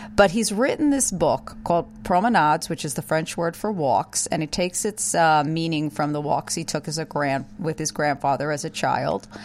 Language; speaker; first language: English; native; English